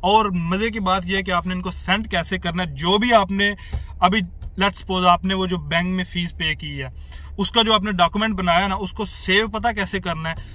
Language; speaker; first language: Urdu; non-native, local second language; Punjabi